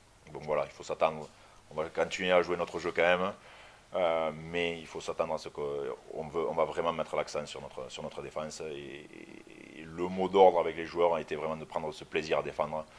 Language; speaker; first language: French; native; French